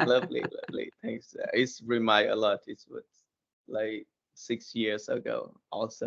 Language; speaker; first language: English; non-native, learner; Vietnamese